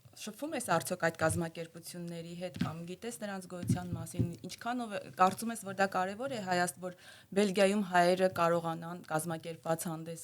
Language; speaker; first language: Armenian; early bilingual, heritage; Armenian